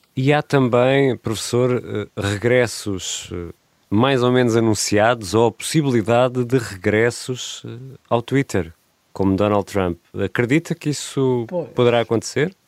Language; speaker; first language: Portuguese; native; Portuguese